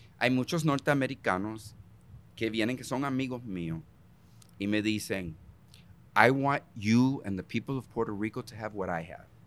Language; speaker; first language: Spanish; early bilingual, heritage; Spanish